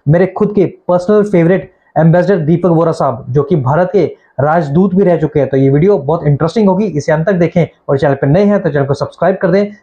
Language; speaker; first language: Hindi; native; Hindi